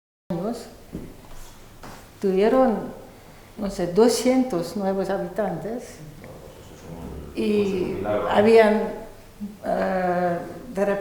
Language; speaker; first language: Spanish; non-native, fluent; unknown